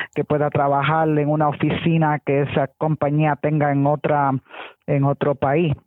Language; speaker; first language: Spanish; early bilingual, heritage; Spanish